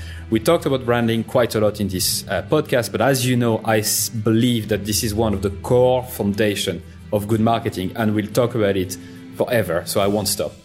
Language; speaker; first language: English; non-native, fluent; French